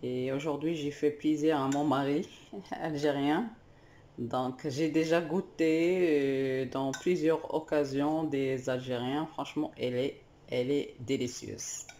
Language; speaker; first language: French; non-native, local second language; Arabic